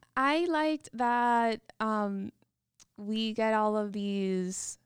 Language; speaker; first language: English; non-native, fluent; Spanish